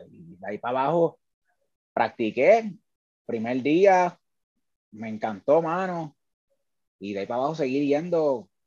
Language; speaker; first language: Spanish; native; Spanish